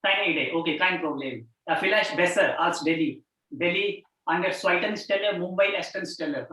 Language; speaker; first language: German; non-native, fluent; Hindi